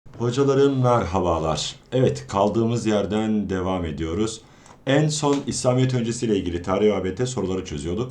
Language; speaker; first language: Turkish; native; Turkish